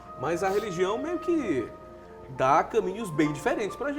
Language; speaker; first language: Portuguese; native; Portuguese